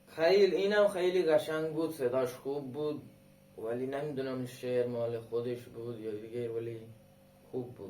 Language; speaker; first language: Persian; non-native, local second language; Baluchi